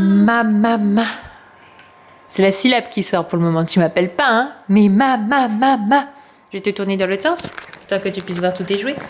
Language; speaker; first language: French; native; French